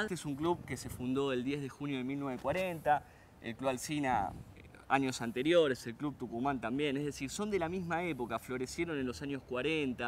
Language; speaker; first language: Spanish; native; Spanish